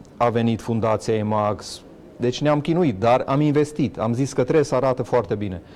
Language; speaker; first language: Romanian; non-native, local second language; Hungarian